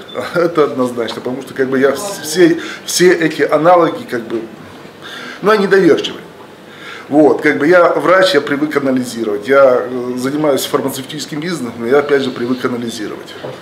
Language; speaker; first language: Russian; native; Russian